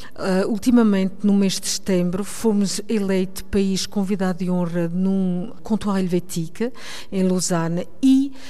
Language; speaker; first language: Portuguese; early bilingual, heritage; Portuguese